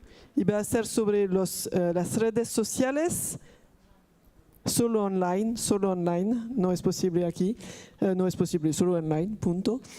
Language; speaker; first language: Spanish; non-native, fluent; Italian